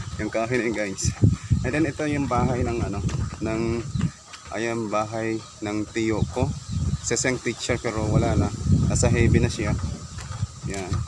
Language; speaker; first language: Filipino; non-native, local second language; Masbatenyo